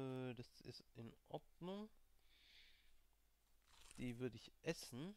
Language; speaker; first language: German; native; German